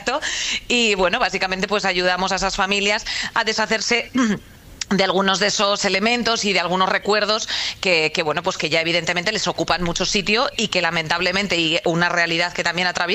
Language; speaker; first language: Spanish; native; Spanish